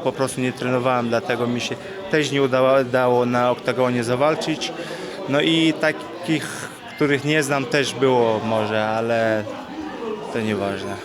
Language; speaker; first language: Polish; non-native, fluent; Chechen